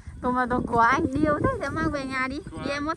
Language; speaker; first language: Vietnamese; native; Vietnamese